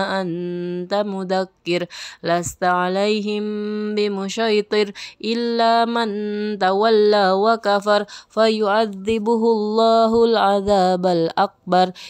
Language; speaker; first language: Arabic; non-native, learner; Indonesian